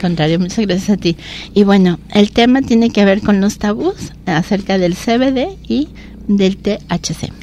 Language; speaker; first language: Spanish; native; Spanish